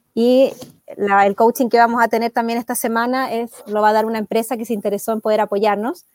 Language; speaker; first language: Spanish; native; Spanish